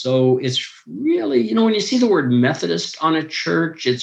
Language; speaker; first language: English; native; English